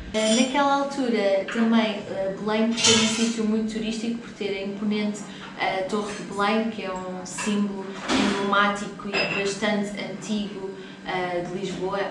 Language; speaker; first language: Portuguese; native; Portuguese